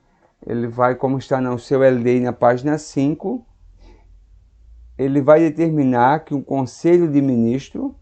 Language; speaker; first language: Portuguese; native; Portuguese